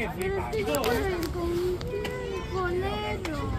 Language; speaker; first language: Spanish; early bilingual, other home language; Filipino